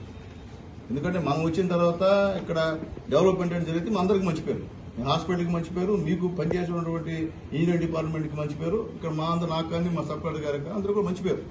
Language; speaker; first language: Telugu; native; Telugu